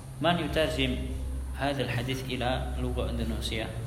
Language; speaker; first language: Arabic; non-native, fluent; Indonesian